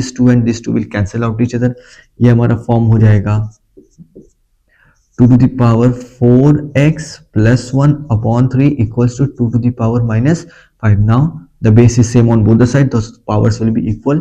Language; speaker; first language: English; non-native, local second language; Hindi